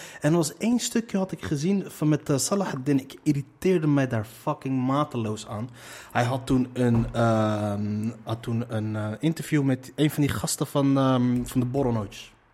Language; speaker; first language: Dutch; early bilingual, other home language; Arabic